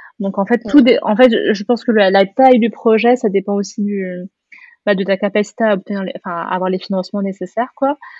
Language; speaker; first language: French; native; French